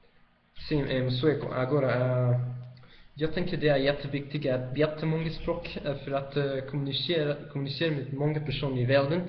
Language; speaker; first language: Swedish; non-native, learner; Spanish